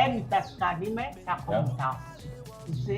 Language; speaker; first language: German; non-native, learner; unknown